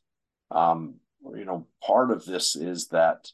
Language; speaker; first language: English; native; English